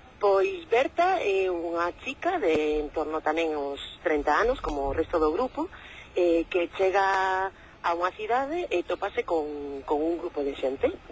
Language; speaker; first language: Galician; non-native, local second language; Spanish